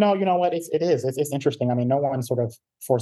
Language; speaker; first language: English; native; English